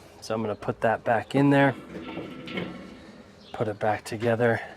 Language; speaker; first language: English; native; English